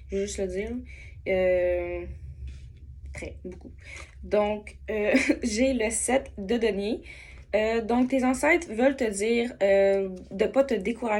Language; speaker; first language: French; native; French